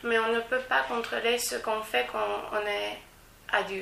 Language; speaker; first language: French; non-native, fluent; English